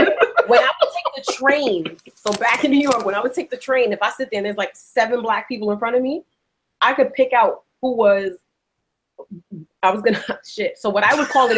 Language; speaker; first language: English; early bilingual, other home language; Spanish